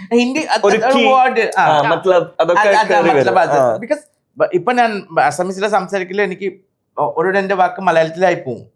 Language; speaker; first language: Malayalam; non-native, local second language; Assamese